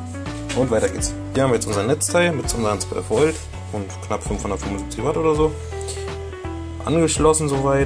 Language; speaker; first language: German; native; German